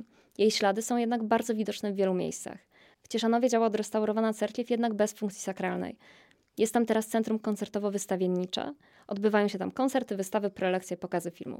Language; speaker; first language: Polish; native; Polish